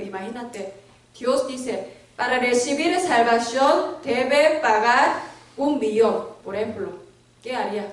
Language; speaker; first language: Spanish; non-native, learner; Korean